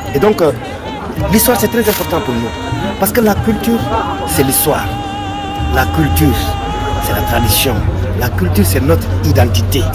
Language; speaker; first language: French; non-native, local second language; Wolof